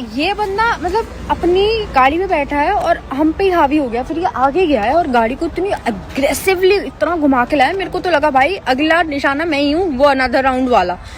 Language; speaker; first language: Hindi; native; Hindi